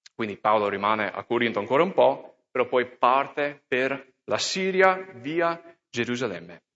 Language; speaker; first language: Italian; non-native, fluent; English